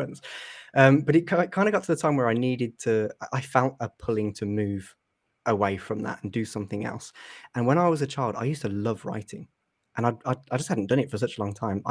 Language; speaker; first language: English; native; English